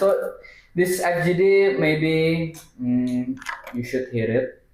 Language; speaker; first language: English; non-native, learner; Indonesian